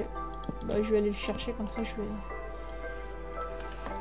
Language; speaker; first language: French; native; French